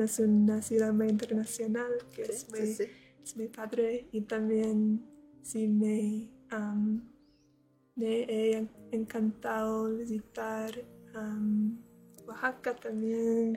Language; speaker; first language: Spanish; non-native, learner; English